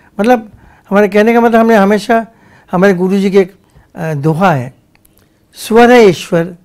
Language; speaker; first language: Hindi; non-native, local second language; Bangla